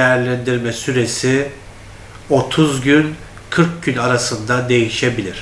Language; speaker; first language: Turkish; non-native, fluent; Turkmen